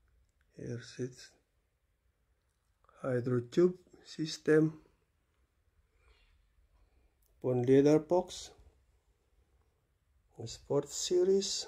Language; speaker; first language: German; non-native, learner; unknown